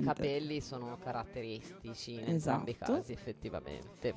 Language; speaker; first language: Italian; native; Italian